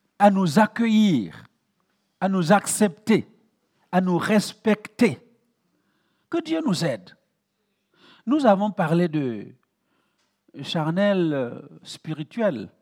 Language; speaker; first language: French; non-native, local second language; Mossi